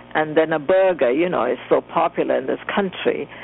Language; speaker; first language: English; non-native, local second language; Tamil